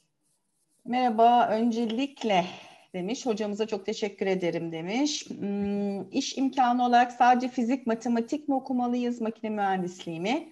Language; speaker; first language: Turkish; native; Turkish